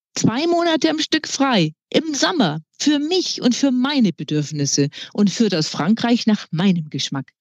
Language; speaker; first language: German; native; German